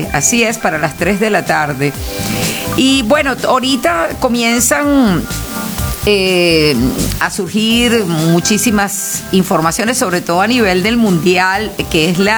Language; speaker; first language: Spanish; native; Spanish